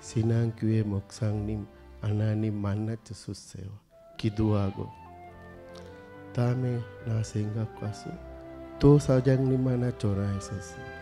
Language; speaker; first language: Korean; non-native, learner; Sinhala